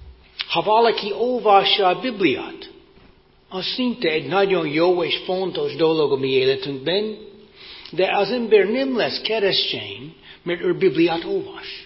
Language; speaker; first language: Hungarian; non-native, fluent; English